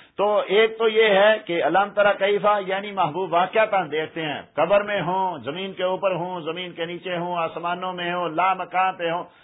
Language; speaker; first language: Urdu; native; Urdu